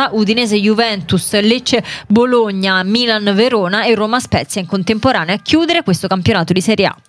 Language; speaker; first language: Italian; native; Italian